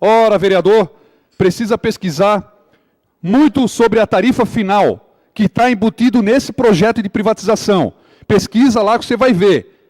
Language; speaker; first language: Portuguese; native; Portuguese